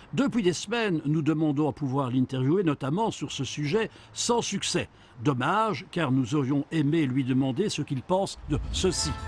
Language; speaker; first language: French; native; French